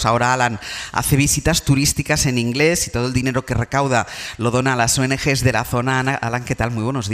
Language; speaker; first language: Spanish; native; Spanish